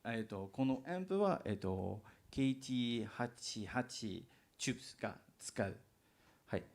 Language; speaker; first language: Japanese; non-native, learner; English